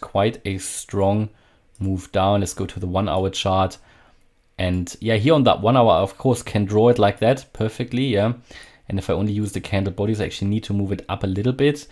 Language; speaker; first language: English; non-native, fluent; German